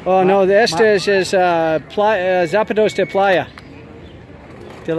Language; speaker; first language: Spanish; non-native, learner; English